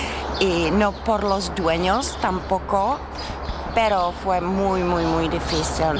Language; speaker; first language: Spanish; non-native, fluent; Czech